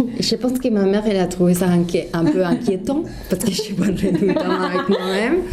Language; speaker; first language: French; non-native, fluent; Spanish